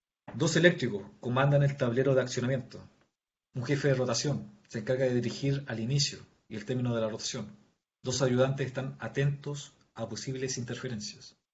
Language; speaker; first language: Spanish; native; Spanish